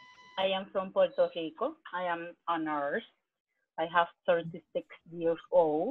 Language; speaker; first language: English; non-native, learner; Spanish